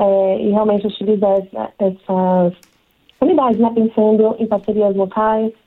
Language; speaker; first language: Portuguese; native; Portuguese